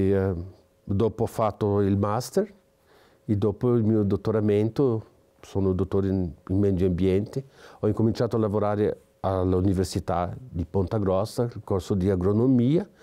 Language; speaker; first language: Italian; non-native, fluent; Portuguese